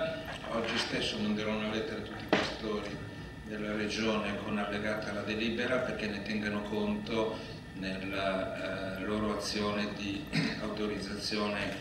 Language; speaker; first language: Italian; native; Italian